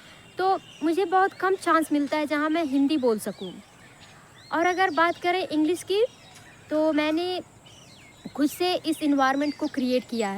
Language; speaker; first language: Hindi; non-native, local second language; Bhojpuri